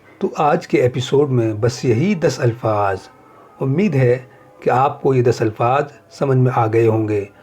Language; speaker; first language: Urdu; native; Urdu